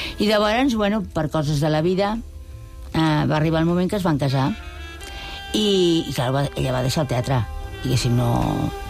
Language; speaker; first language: Catalan; non-native, local second language; Spanish